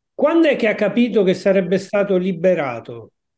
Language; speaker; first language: Italian; native; Italian